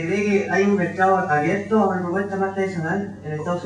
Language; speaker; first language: Spanish; native; Spanish